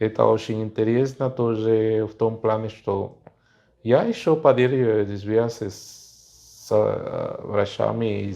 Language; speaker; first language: Russian; non-native, fluent; Spanish